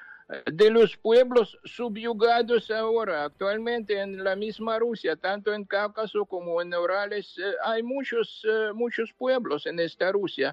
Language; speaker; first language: Spanish; non-native, fluent; Ukrainian